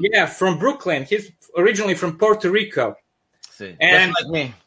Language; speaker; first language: English; non-native, fluent; Serbian